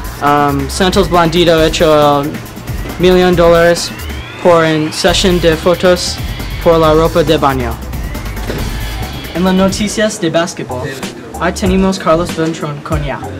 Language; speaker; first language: Spanish; non-native, learner; English